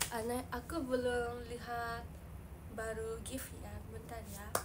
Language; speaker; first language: Indonesian; non-native, learner; Japanese